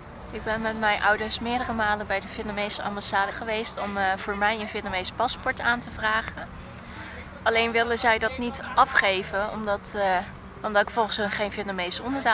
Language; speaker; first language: Dutch; early bilingual, other home language; Vietnamese